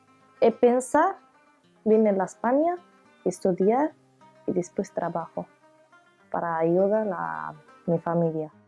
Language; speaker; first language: Spanish; non-native, learner; Arabic